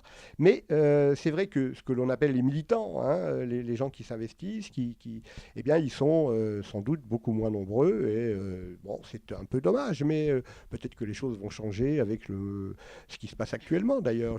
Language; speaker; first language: French; native; French